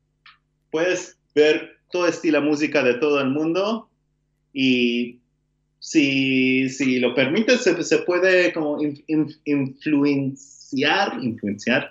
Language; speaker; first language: Spanish; non-native, learner; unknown